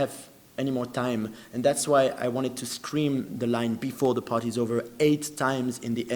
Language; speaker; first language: English; non-native, fluent; French